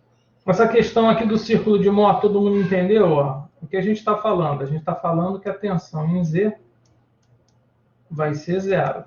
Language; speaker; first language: Portuguese; native; Portuguese